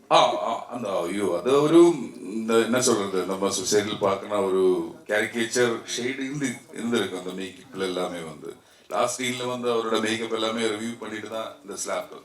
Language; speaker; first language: Tamil; non-native, learner; Malayalam